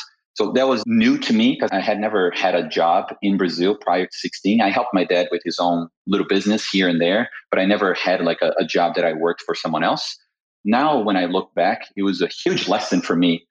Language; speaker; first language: English; non-native, fluent; Portuguese